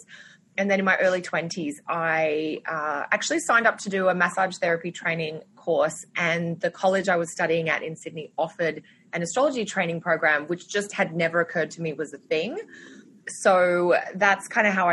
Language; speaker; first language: English; native; English